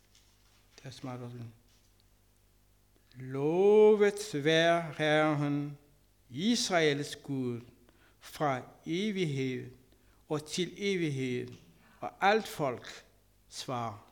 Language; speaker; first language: Danish; non-native, learner; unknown